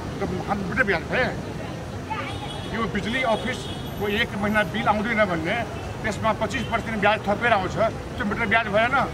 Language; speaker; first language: Nepali; non-native, local second language; Maithili